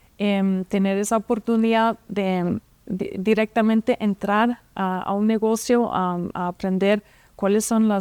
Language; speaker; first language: Spanish; non-native, fluent; German